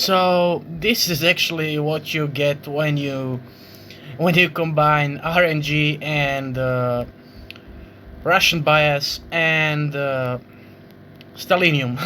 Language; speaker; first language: English; non-native, fluent; Croatian